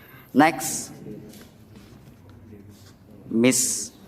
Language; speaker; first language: English; non-native, learner; Indonesian